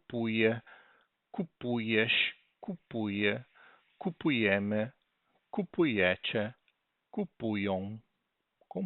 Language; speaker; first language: Polish; non-native, learner; Portuguese